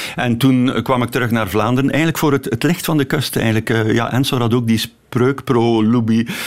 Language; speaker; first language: Dutch; native; Dutch